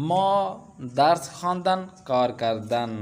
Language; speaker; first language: Persian; non-native, fluent; Urdu